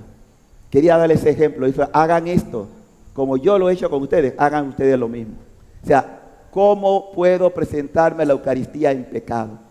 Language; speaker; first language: Spanish; native; Spanish